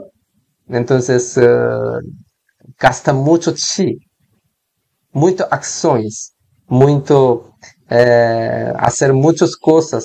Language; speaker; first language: Spanish; non-native, learner; Korean